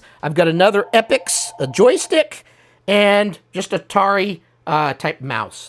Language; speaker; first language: English; native; English